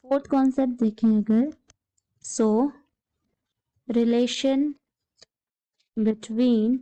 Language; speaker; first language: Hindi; native; Hindi